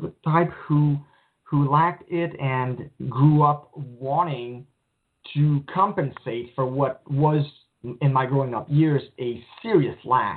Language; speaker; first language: English; native; English